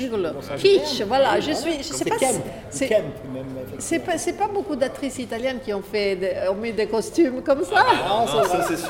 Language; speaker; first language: French; non-native, fluent; Italian